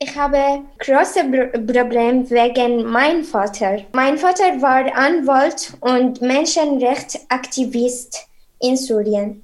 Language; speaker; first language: German; non-native, learner; Arabic